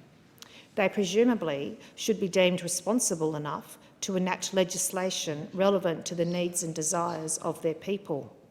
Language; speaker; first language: English; native; English